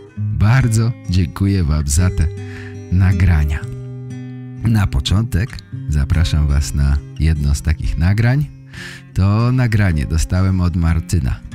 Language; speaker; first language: Polish; native; Polish